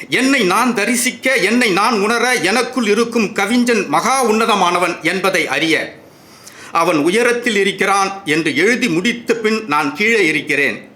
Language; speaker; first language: Tamil; native; Tamil